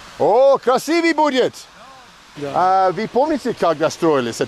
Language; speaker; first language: Russian; non-native, learner; English